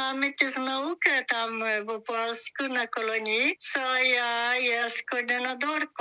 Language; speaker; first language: Polish; early bilingual, heritage; Polish